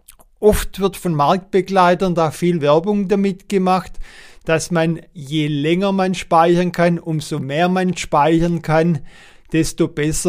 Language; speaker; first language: German; native; German